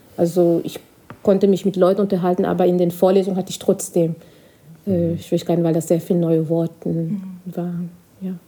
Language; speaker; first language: German; non-native, fluent; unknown